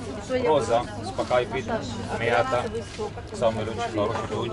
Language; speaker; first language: Russian; non-native, learner; Arabic